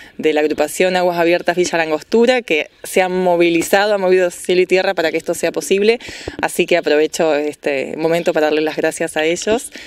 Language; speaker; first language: Spanish; native; Spanish